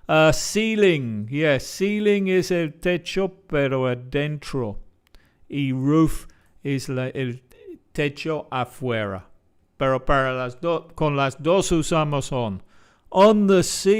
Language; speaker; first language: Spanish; non-native, fluent; English